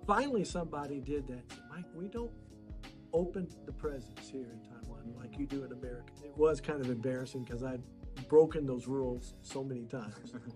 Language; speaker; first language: English; native; English